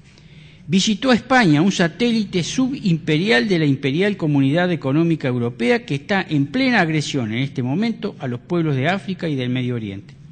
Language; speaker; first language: Spanish; native; Spanish